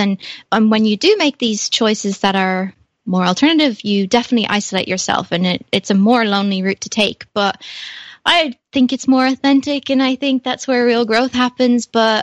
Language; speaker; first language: English; native; English